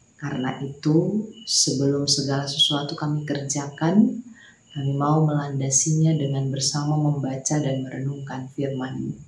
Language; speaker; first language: Indonesian; native; Indonesian